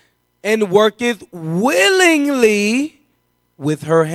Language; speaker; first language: English; native; English